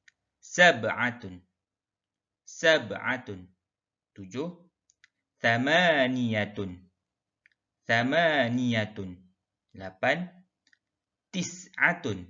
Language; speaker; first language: Arabic; non-native, fluent; Malay